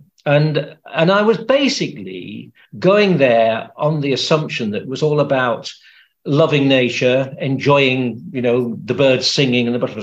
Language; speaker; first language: English; native; English